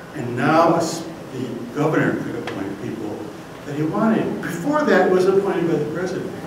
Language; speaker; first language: English; native; English